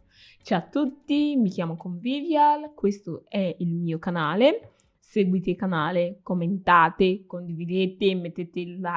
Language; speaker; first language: Italian; non-native, fluent; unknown